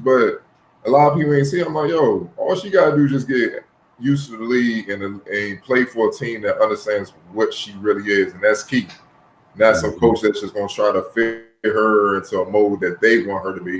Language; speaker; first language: English; native; English